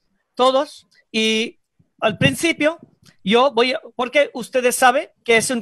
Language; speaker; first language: Spanish; non-native, learner; Bangla